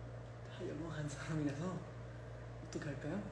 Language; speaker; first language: Korean; early bilingual, heritage; English